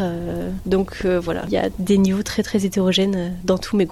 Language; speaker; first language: French; native; French